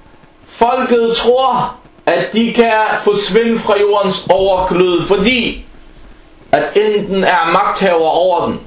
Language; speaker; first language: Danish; non-native, fluent; Arabic